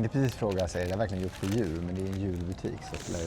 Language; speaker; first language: Swedish; native; Swedish